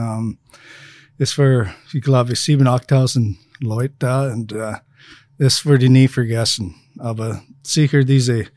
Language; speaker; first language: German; non-native, fluent; English